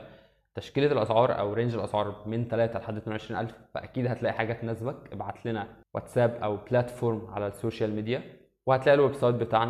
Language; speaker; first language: Arabic; native; Arabic